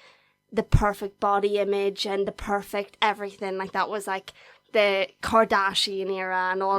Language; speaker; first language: English; native; English